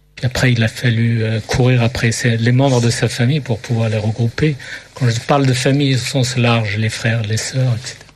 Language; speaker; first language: French; early bilingual, other home language; Arabic